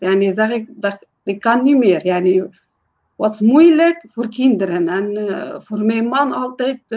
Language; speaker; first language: Dutch; non-native, learner; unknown